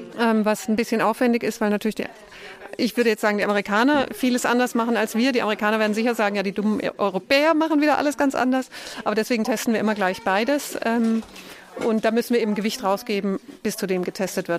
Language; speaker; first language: German; native; German